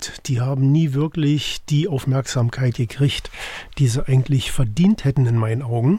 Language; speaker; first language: German; native; German